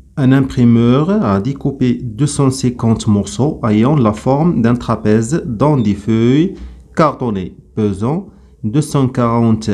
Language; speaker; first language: French; non-native, local second language; Arabic